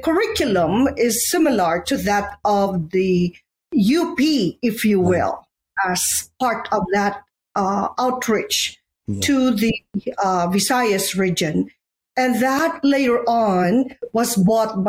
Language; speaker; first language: English; non-native, local second language; Hiligaynon